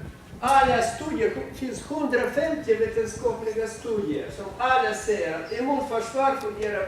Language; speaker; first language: Swedish; non-native, fluent; Russian